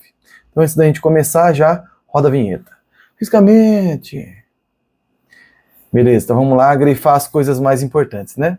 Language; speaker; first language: Portuguese; native; Portuguese